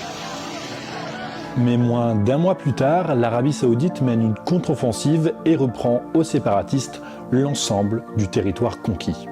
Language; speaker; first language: French; native; French